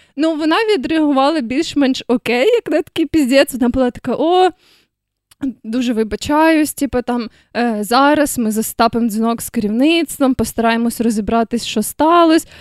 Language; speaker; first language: Ukrainian; native; Ukrainian